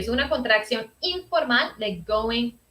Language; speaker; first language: Spanish; early bilingual, heritage; Spanish